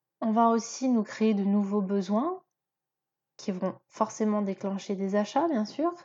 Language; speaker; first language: French; native; French